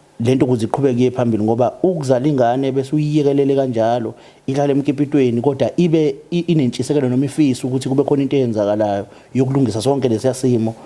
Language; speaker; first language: Zulu; native; Zulu